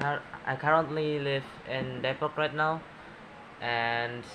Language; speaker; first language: English; non-native, learner; Indonesian